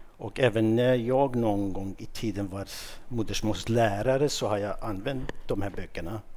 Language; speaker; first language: Swedish; non-native, fluent; Kurdish